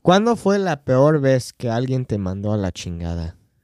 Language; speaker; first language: Spanish; non-native, fluent; English